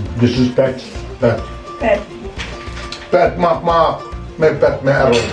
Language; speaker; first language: English; non-native, learner; Turkish